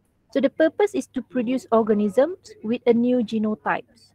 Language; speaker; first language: English; non-native, local second language; Malay